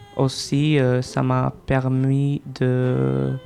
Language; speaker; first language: French; non-native, fluent; Albanian